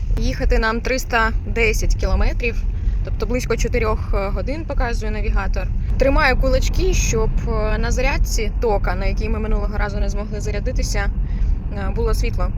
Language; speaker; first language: Ukrainian; non-native, local second language; Russian